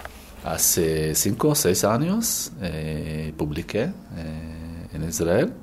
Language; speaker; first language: Spanish; non-native, learner; Hebrew